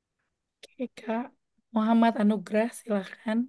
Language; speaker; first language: Indonesian; native; Indonesian